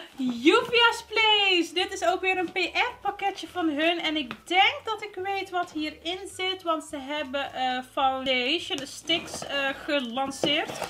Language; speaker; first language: Dutch; early bilingual, other home language; Arabic